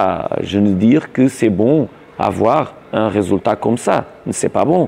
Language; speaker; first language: French; non-native, learner; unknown